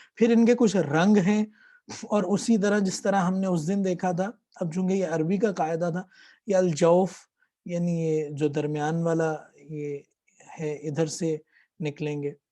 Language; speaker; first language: Urdu; native; Urdu